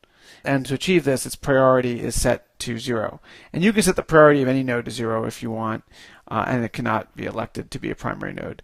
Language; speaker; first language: English; native; English